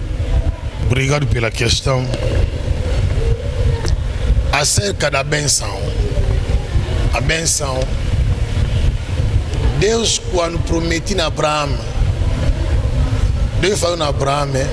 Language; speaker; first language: Portuguese; non-native, learner; Lingala